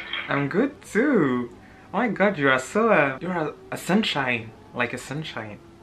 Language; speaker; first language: English; non-native, learner; French